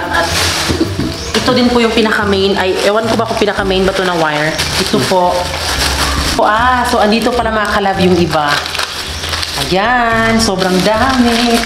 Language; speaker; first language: Filipino; non-native, local second language; Cebuano